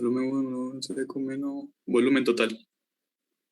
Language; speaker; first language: Spanish; native; Spanish